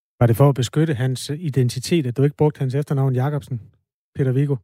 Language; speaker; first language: Danish; native; Danish